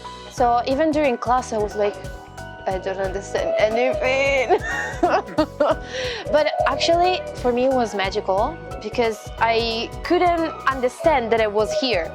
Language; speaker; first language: English; non-native, fluent; Italian